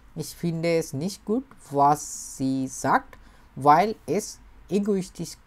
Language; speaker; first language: German; non-native, fluent; Bangla